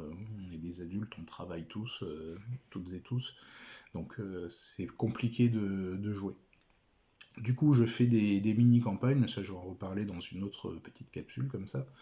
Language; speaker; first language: French; native; French